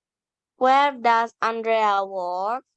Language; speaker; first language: English; non-native, learner; Indonesian